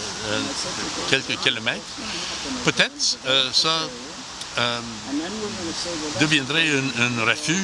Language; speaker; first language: French; non-native, local second language; English